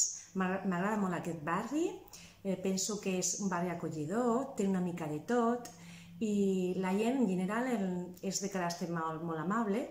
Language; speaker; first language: Catalan; non-native, fluent; Spanish